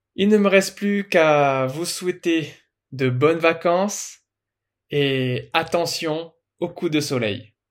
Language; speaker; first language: French; native; French